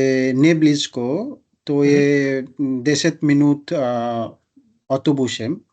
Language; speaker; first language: Czech; non-native, learner; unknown